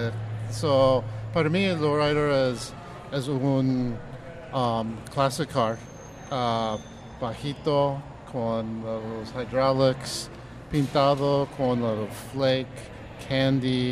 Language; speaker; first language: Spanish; early bilingual, heritage; English